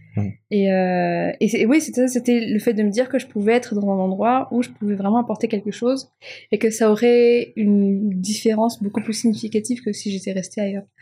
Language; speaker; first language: French; non-native, local second language; Malagasy